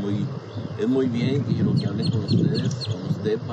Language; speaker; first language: Spanish; early bilingual, heritage; Spanish